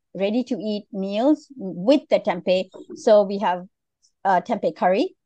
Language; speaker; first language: English; non-native, local second language; Tamil